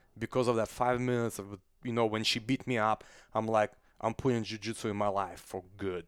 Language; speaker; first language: English; non-native, fluent; Russian